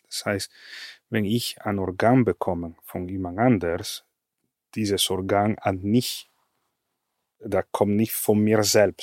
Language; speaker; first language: German; non-native, fluent; Italian